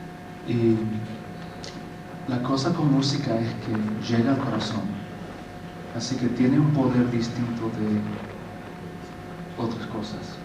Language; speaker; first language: Spanish; non-native, fluent; English